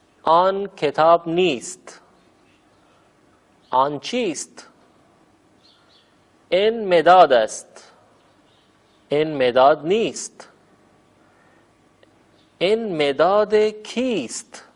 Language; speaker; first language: Persian; non-native, fluent; Urdu